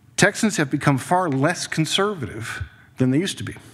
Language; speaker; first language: English; native; English